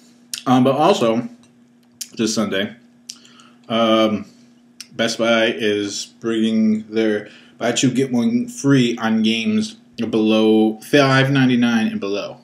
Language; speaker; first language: English; native; English